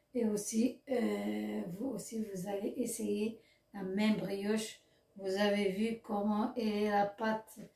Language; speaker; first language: French; non-native, local second language; Arabic